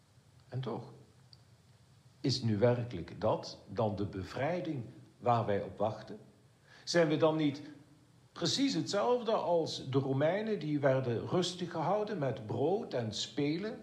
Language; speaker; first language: Dutch; native; Dutch